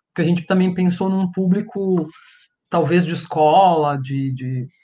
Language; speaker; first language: Portuguese; native; Portuguese